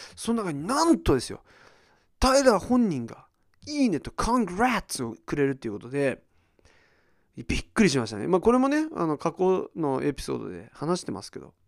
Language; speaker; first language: Japanese; early bilingual, heritage; Japanese